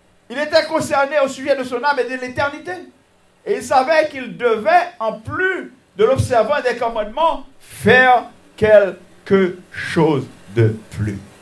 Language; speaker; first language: French; native; French